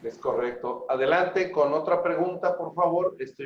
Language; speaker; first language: Spanish; native; Spanish